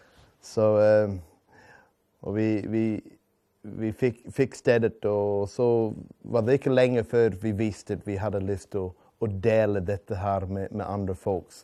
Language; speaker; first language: Norwegian; non-native, fluent; English